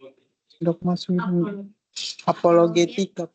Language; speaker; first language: Indonesian; native; Indonesian